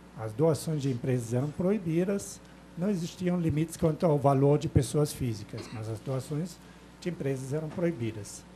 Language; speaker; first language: Portuguese; non-native, fluent; German